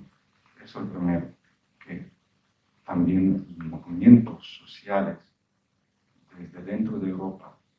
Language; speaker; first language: Spanish; non-native, fluent; Arabic